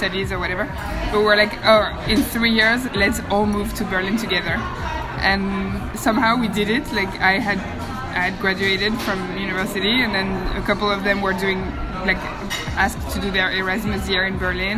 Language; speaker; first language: English; non-native, fluent; French